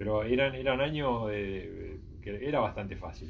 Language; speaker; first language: Spanish; native; Spanish